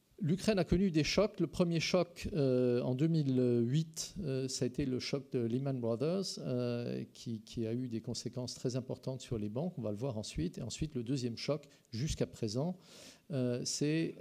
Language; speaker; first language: French; native; French